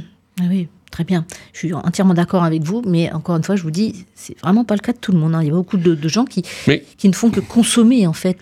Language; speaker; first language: French; native; French